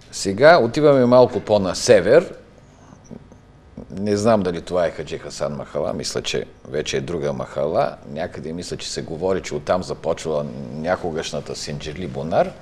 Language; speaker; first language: Bulgarian; native; Bulgarian